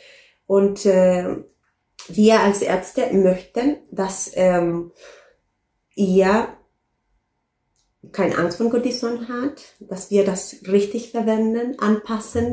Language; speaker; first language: German; non-native, fluent; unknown